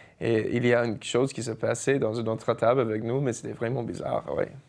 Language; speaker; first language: French; non-native, fluent; English